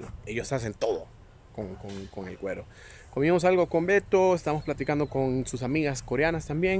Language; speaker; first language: Spanish; native; Spanish